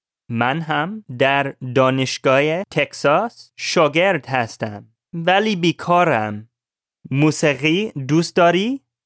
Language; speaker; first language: Persian; non-native, learner; English